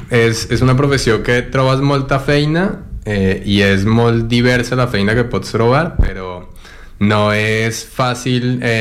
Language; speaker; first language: Catalan; non-native, learner; Spanish